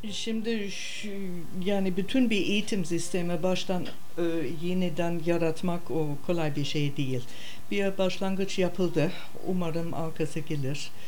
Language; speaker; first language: Turkish; non-native, fluent; German